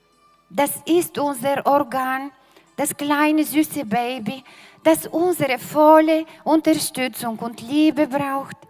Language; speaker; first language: German; non-native, fluent; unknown